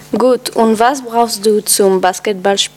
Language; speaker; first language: German; non-native, learner; French